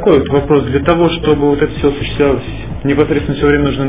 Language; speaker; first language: Russian; native; Russian